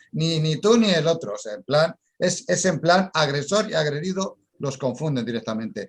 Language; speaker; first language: Spanish; native; Spanish